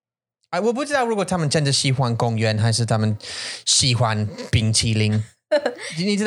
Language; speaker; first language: Chinese; non-native, learner; English